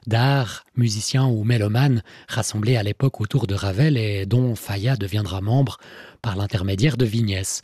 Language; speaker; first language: French; native; French